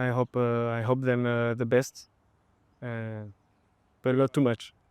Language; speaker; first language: English; non-native, fluent; French